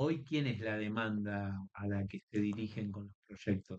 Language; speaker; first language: Spanish; native; Spanish